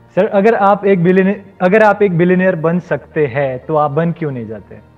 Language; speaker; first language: Hindi; native; Hindi